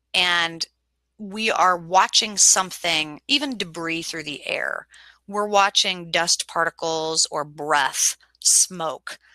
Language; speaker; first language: English; native; English